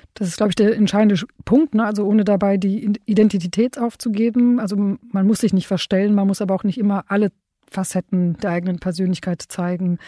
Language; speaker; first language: German; early bilingual, other home language; Romanian